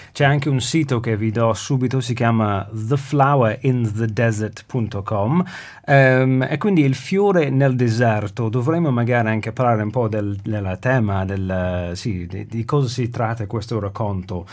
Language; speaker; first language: Italian; native; Italian